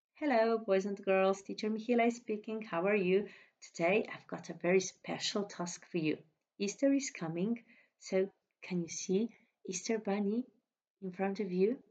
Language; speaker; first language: English; non-native, fluent; Slovenian